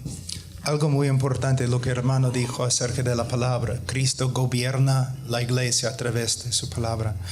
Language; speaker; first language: Spanish; non-native, fluent; English